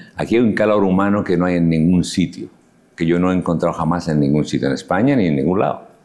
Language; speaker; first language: Spanish; native; Spanish